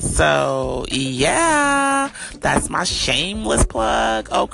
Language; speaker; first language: English; early bilingual, other home language; German